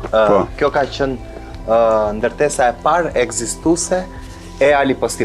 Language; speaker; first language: Albanian; native; Albanian